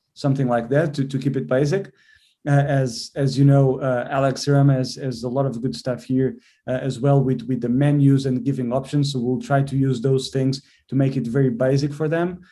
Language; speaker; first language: English; non-native, fluent; Portuguese